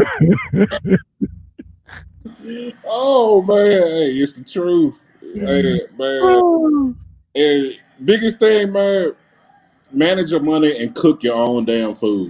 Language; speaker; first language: English; native; English